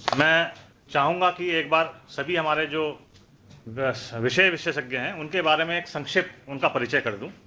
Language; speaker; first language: Hindi; native; Hindi